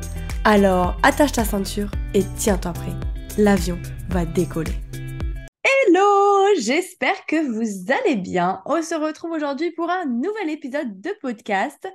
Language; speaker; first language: French; native; French